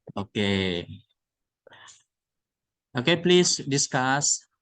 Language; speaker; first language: English; non-native, fluent; Indonesian